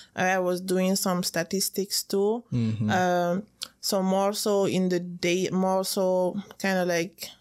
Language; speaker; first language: English; non-native, fluent; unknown